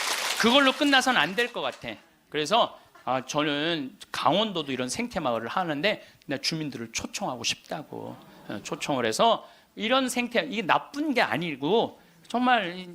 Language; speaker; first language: Korean; native; Korean